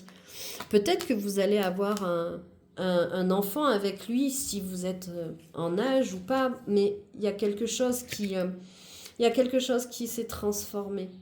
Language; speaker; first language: French; native; French